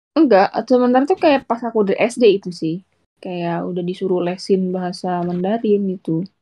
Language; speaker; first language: Indonesian; native; Indonesian